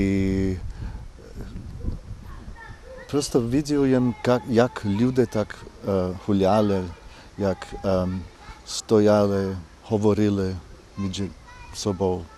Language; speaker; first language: Ukrainian; non-native, fluent; English